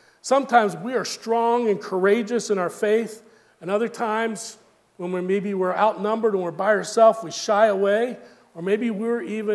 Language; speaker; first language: English; native; English